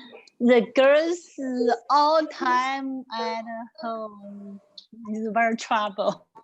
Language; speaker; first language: English; non-native, learner; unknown